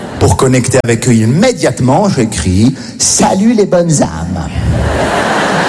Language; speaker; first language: French; native; French